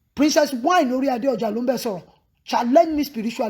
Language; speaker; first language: English; non-native, local second language; Yoruba